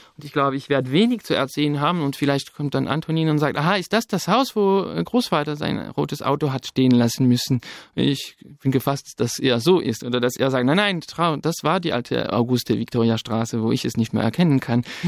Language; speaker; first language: German; non-native, fluent; French